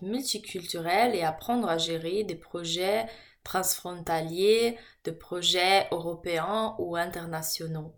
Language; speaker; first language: French; non-native, fluent; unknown